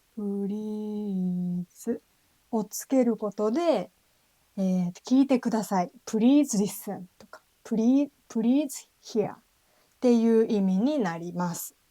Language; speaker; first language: Japanese; native; Japanese